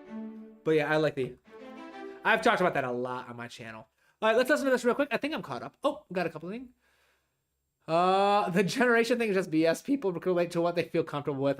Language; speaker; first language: English; native; English